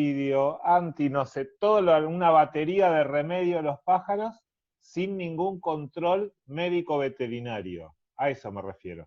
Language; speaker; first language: Spanish; native; Spanish